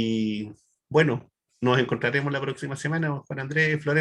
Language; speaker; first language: Spanish; native; Spanish